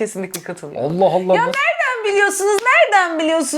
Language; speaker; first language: Turkish; native; Turkish